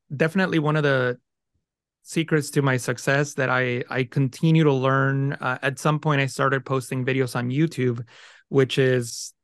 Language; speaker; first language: English; early bilingual, other home language; Spanish